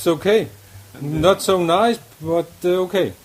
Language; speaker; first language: English; non-native, learner; Danish